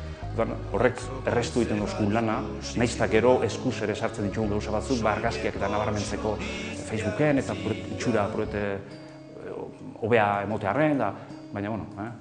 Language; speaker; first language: Basque; native; Basque